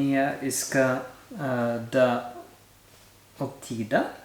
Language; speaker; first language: Bulgarian; non-native, learner; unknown